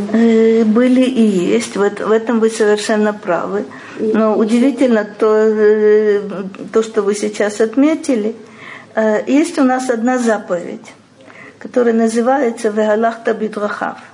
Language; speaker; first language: Russian; native; Russian